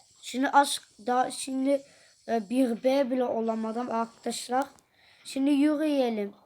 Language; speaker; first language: Turkish; early bilingual, heritage; Dutch